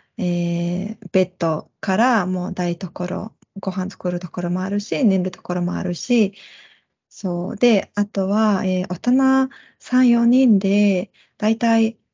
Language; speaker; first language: Japanese; non-native, fluent; Mongolian